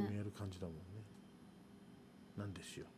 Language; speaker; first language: Japanese; native; Japanese